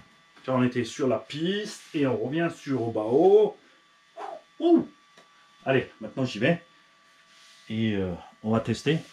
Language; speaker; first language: French; native; French